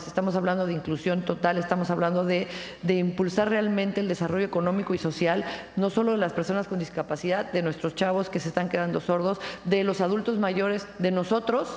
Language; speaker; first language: Spanish; native; Spanish